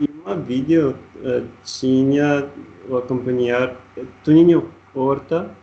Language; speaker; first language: Portuguese; non-native, learner; Russian